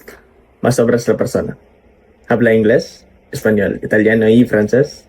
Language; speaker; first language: Spanish; non-native, learner; Cebuano